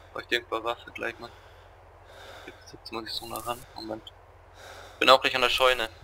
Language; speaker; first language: German; native; German